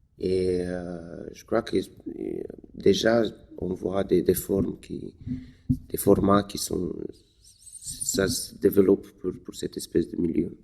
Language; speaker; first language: French; non-native, fluent; Romanian